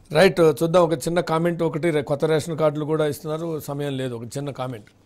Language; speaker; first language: Telugu; native; Telugu